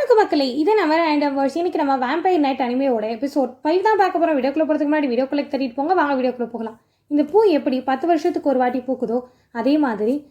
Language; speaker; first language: Tamil; native; Tamil